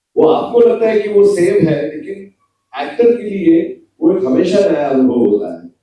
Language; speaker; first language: Hindi; non-native, local second language; Gujarati